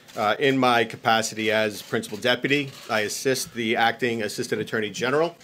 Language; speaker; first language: English; native; English